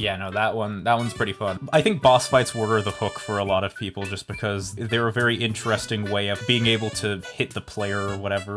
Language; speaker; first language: English; native; English